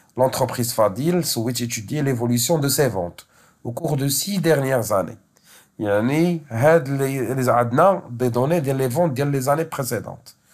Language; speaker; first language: French; non-native, local second language; Arabic